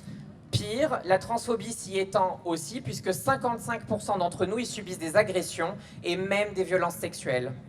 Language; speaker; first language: French; native; French